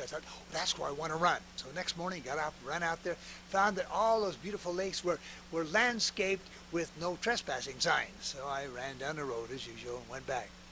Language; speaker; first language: English; native; English